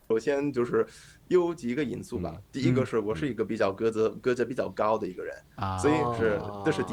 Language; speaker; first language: Chinese; non-native, learner; English